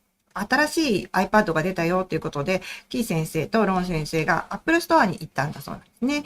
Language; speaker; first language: Japanese; native; Japanese